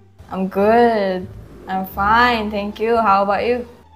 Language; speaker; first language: English; non-native, local second language; Filipino